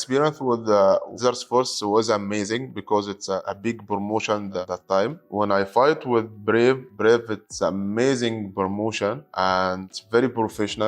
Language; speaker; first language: English; non-native, learner; Arabic